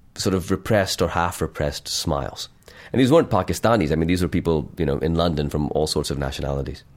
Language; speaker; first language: English; non-native, local second language; Urdu